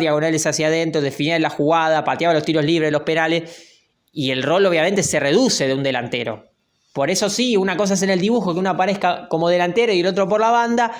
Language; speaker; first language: Spanish; native; Spanish